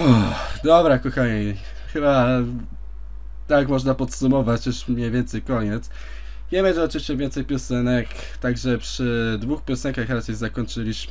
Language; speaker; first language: Polish; native; Polish